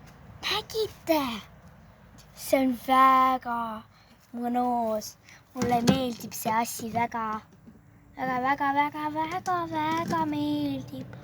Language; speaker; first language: Estonian; non-native, local second language; Russian